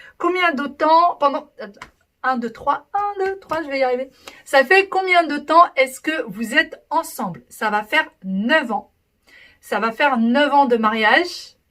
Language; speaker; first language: French; early bilingual, other home language; Arabic